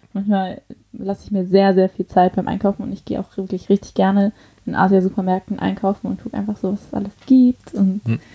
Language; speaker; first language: German; early bilingual, other home language; Chinese